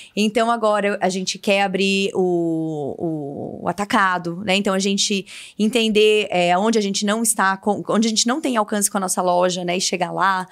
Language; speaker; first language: Portuguese; native; Portuguese